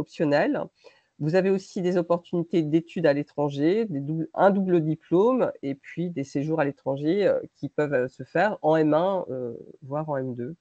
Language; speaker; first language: French; native; French